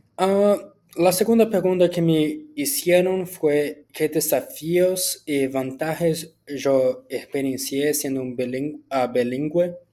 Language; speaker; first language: Spanish; early bilingual, heritage; Portuguese